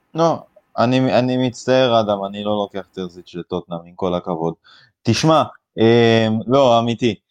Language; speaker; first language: Hebrew; native; Hebrew